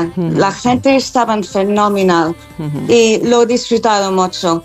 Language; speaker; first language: Spanish; non-native, fluent; English